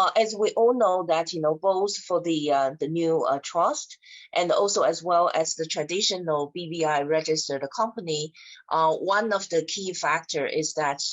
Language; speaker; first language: English; non-native, fluent; Chinese